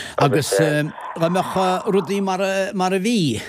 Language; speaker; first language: Irish; native; Irish